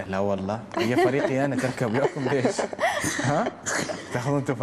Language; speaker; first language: Arabic; native; Arabic